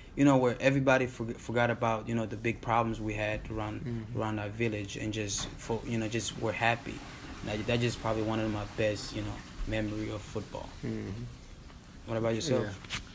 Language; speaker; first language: English; early bilingual, other home language; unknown